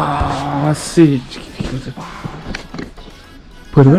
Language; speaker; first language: Spanish; non-native, learner; Japanese